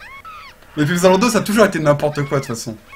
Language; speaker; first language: French; native; French